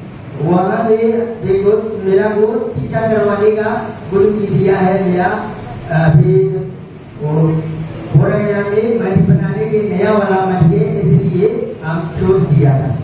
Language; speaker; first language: Hindi; non-native, learner; Burmese